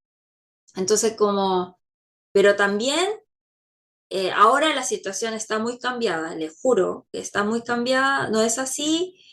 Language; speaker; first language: Spanish; non-native, fluent; Korean